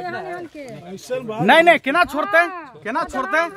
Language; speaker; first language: Hindi; native; Hindi